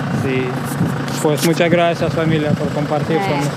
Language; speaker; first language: Spanish; non-native, fluent; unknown